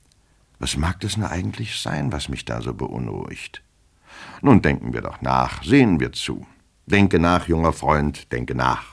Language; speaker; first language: German; native; German